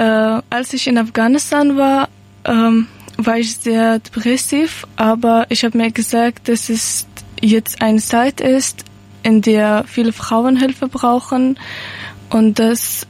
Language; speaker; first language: German; non-native, learner; Persian